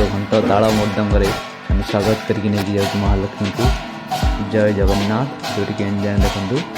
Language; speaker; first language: Hindi; non-native, local second language; Odia